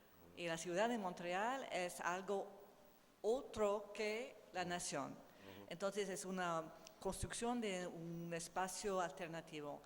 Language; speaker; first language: Spanish; non-native, learner; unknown